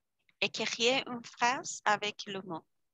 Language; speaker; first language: French; non-native, learner; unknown